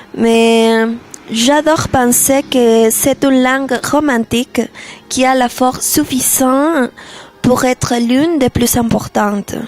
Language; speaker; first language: French; non-native, learner; Spanish